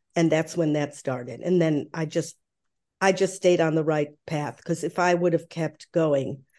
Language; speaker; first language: English; early bilingual, other home language; German